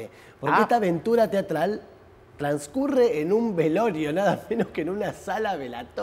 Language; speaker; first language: Spanish; native; Spanish